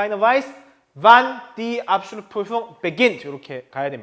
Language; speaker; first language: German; non-native, fluent; Korean